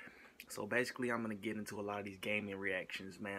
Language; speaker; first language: English; native; English